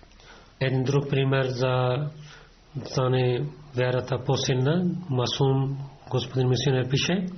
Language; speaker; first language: Bulgarian; non-native, fluent; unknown